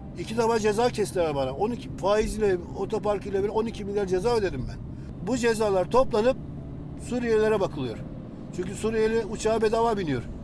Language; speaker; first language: Turkish; native; Turkish